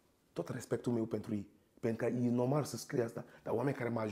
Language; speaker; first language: Romanian; non-native, fluent; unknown